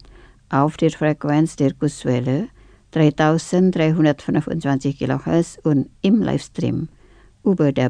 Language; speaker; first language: German; non-native, fluent; Indonesian